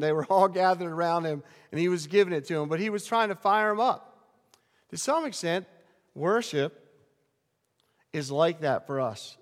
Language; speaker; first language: English; native; English